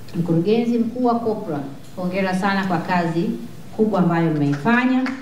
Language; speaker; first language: Swahili; native; Swahili